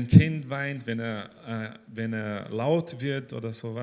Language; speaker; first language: German; non-native, fluent; Portuguese